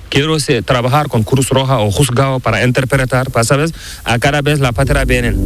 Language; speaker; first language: Spanish; non-native, learner; Fula